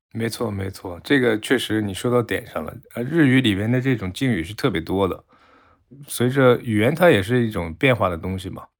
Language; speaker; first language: Chinese; non-native, fluent; Japanese